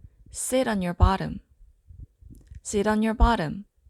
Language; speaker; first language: English; non-native, fluent; Korean